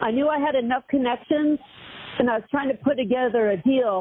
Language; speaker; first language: English; native; English